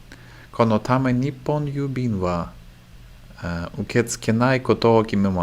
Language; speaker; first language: Japanese; non-native, learner; English